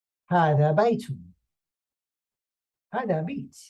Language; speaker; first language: Arabic; non-native, fluent; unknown